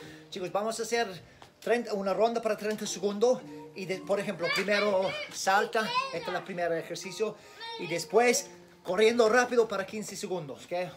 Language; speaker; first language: Spanish; non-native, learner; English